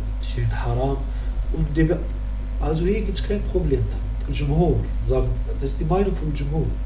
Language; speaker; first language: German; non-native, learner; Arabic